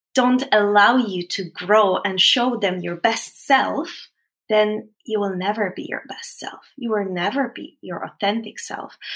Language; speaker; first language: English; non-native, fluent; Polish